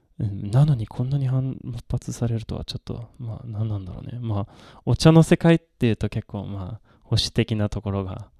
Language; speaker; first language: Japanese; non-native, fluent; Swedish